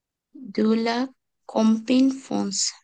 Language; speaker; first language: French; non-native, learner; Bangla